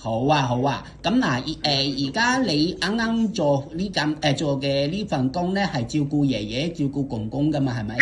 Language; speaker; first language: Cantonese; native; Cantonese